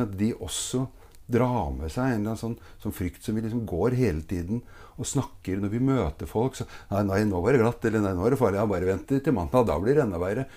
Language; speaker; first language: Norwegian; native; Norwegian